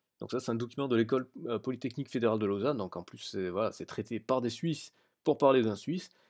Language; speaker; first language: French; native; French